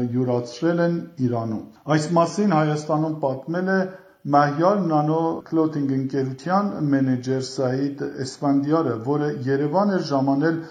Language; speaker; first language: Armenian; native; Armenian